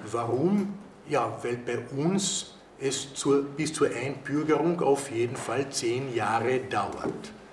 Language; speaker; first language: German; native; German